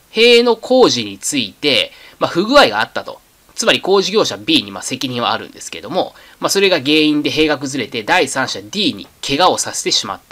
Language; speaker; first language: Japanese; native; Japanese